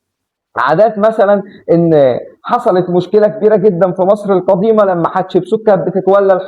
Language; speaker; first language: Arabic; native; Arabic